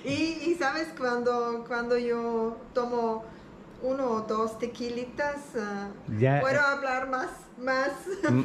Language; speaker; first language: Spanish; non-native, learner; German